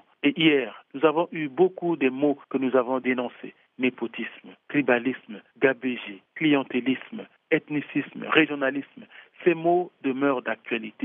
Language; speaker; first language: French; non-native, local second language; Sango